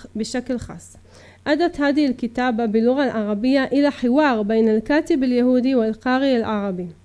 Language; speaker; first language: Arabic; early bilingual, heritage; Arabic